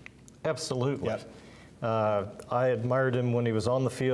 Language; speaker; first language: English; native; English